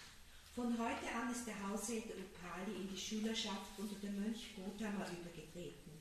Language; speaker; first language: German; native; German